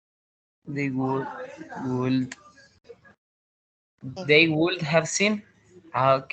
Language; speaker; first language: English; non-native, learner; Spanish